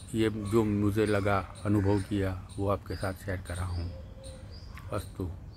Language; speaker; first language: Hindi; non-native, local second language; Gujarati